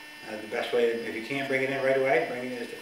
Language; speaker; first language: English; native; English